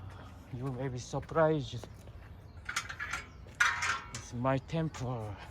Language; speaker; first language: English; non-native, learner; Korean